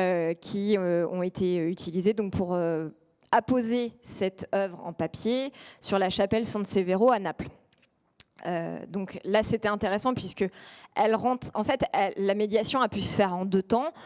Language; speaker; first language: French; native; French